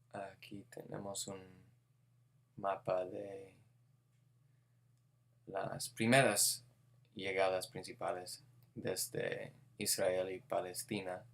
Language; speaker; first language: Spanish; non-native, fluent; English